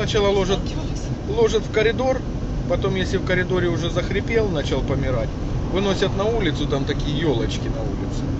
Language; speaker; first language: Russian; native; Russian